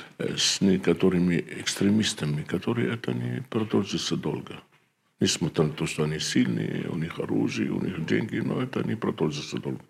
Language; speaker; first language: Russian; non-native, fluent; Arabic